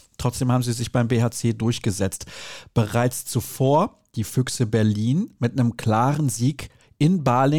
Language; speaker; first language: German; native; German